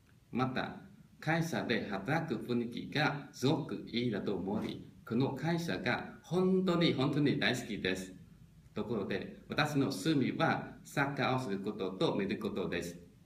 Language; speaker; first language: Japanese; non-native, learner; Khmer